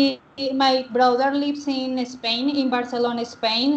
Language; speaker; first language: English; non-native, learner; Spanish